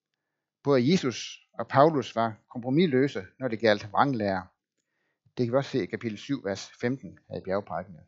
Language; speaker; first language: Danish; native; Danish